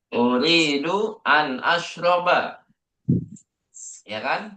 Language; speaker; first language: Arabic; non-native, fluent; Indonesian